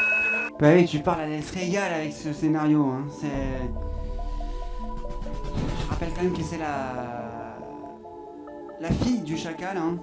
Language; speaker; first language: French; native; French